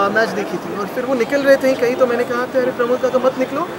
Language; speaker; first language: Hindi; non-native, local second language; Marathi